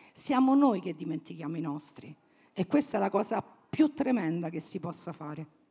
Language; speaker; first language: Italian; native; Italian